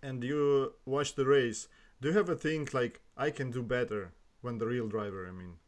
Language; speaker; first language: English; non-native, learner; Russian